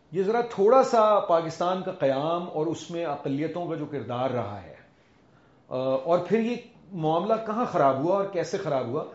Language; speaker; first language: Urdu; native; Urdu